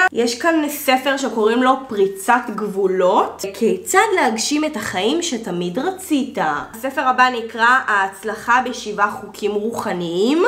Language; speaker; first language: Hebrew; native; Hebrew